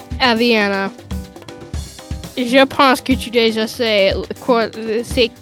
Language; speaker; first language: French; non-native, local second language; English